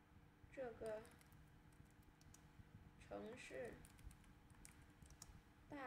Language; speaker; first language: Chinese; non-native, learner; Vietnamese